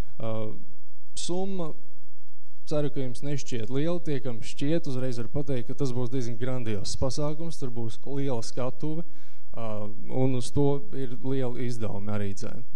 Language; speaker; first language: Latvian; native; Latvian